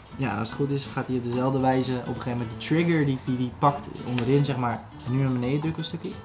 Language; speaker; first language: Dutch; native; Dutch